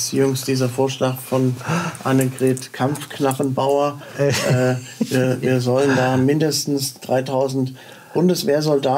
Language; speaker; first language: German; native; German